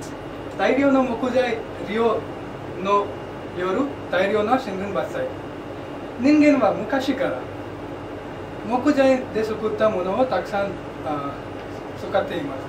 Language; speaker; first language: Japanese; non-native, learner; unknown